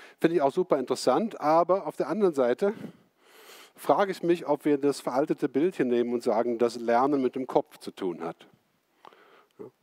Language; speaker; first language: German; native; German